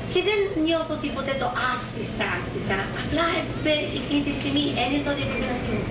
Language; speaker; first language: Greek; early bilingual, heritage; Greek